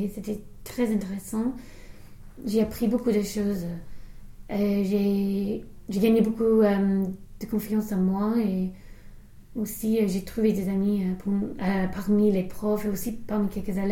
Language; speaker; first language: French; non-native, fluent; English